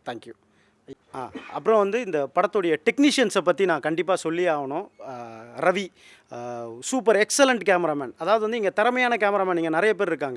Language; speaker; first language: Tamil; native; Tamil